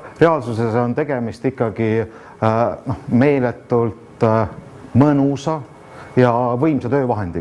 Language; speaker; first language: Estonian; native; Estonian